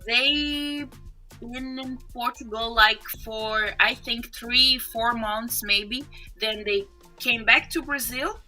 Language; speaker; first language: English; non-native, fluent; Portuguese